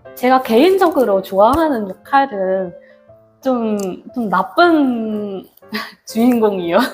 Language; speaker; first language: Korean; non-native, fluent; Vietnamese